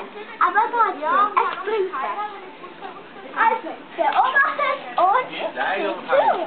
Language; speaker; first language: German; native; German